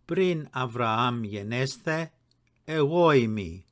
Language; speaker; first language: Greek; non-native, fluent; English